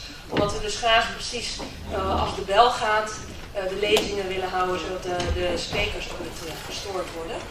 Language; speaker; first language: Dutch; native; Dutch